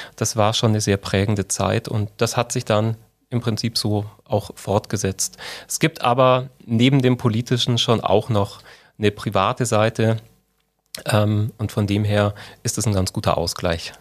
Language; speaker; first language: German; native; German